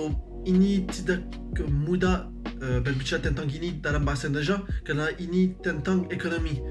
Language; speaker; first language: Indonesian; non-native, learner; French